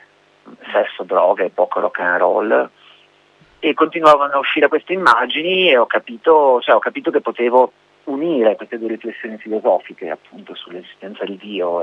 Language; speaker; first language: Italian; native; Italian